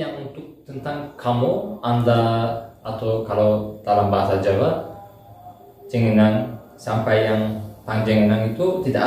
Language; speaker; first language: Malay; non-native, learner; Turkish